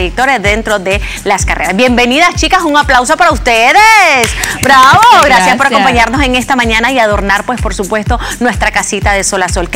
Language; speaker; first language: Spanish; native; Spanish